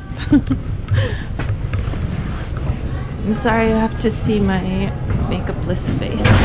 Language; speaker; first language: English; native; English